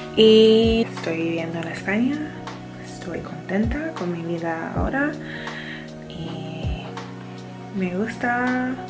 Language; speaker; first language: Spanish; non-native, learner; English